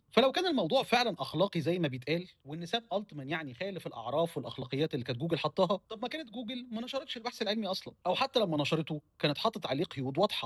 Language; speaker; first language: Arabic; native; Arabic